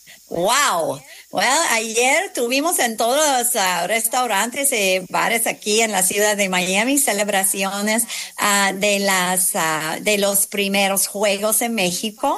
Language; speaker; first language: Spanish; non-native, fluent; English